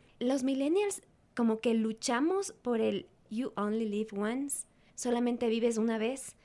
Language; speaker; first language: Spanish; native; Spanish